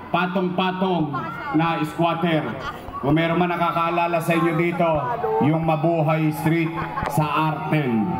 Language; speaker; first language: Filipino; native; Filipino